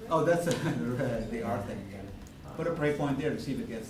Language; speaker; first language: English; non-native, fluent; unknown